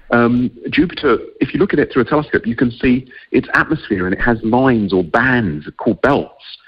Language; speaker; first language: English; native; English